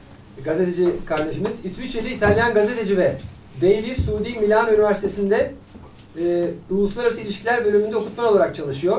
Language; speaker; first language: Turkish; native; Turkish